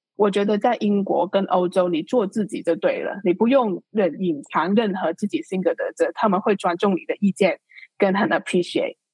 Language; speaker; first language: Chinese; non-native, local second language; Cantonese